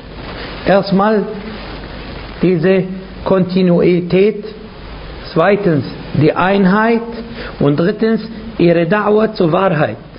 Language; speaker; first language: German; non-native, fluent; Arabic